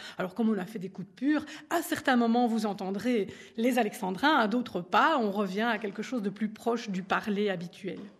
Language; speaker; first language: French; native; French